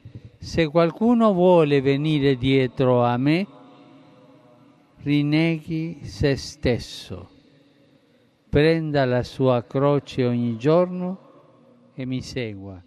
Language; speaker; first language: Italian; non-native, fluent; Spanish